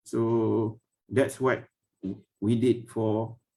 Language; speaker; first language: English; non-native, local second language; Malay